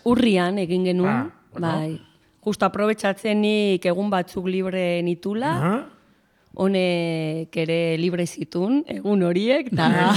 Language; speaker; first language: Basque; native; Basque